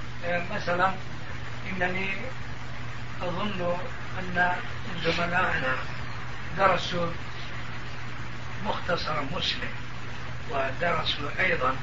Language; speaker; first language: Arabic; non-native, fluent; Turkish